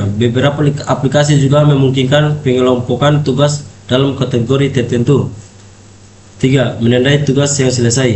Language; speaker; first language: Indonesian; native; Indonesian